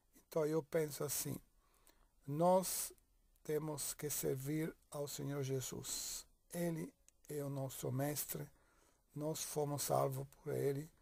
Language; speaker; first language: Portuguese; non-native, fluent; Italian